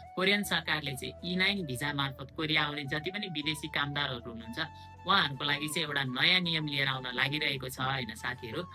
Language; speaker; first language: Nepali; native; Nepali